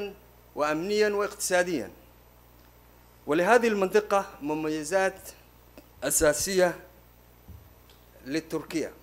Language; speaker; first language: Arabic; non-native, local second language; Somali